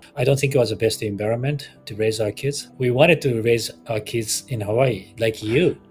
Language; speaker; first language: English; non-native, fluent; Japanese